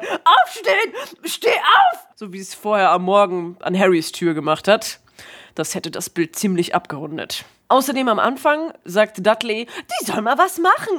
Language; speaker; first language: German; native; German